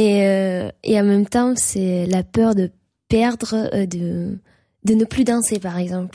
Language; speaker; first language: French; non-native, fluent; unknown